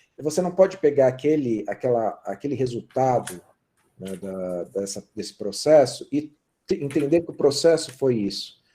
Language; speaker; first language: Portuguese; native; Portuguese